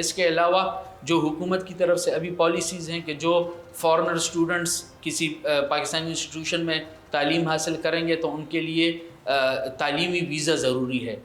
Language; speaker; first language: Urdu; non-native, local second language; Pashto